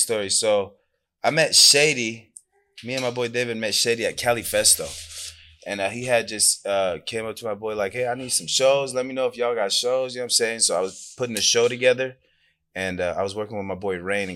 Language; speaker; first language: English; non-native, fluent; Persian